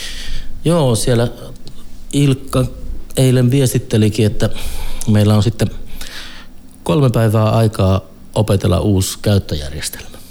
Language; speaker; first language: Finnish; native; Finnish